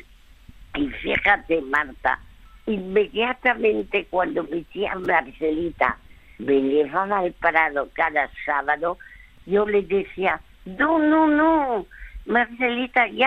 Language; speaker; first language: Spanish; early bilingual, other home language; French